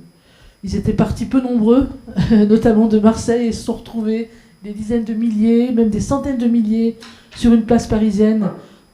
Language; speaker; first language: French; native; French